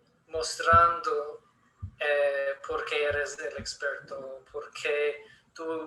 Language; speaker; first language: Spanish; non-native, learner; English